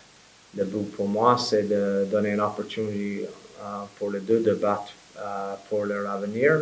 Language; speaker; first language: French; non-native, fluent; English